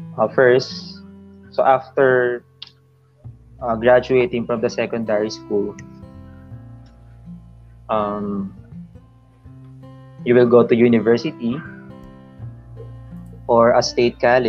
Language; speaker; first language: English; non-native, local second language; Filipino